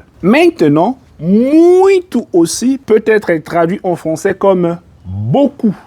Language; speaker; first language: French; non-native, fluent; Portuguese